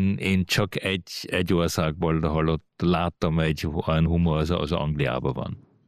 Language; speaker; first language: Hungarian; early bilingual, heritage; Hungarian